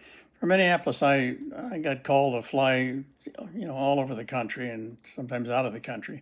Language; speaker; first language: English; native; English